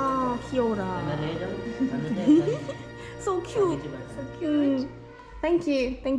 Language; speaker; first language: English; non-native, learner; Korean